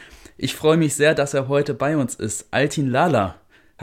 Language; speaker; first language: German; native; German